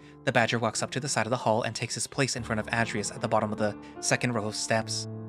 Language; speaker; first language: English; native; English